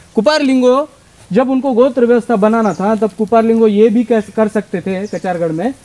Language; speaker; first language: Hindi; non-native, local second language; Marathi